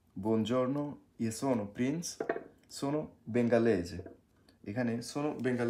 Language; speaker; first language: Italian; non-native, fluent; Bangla